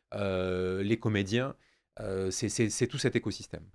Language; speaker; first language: French; native; French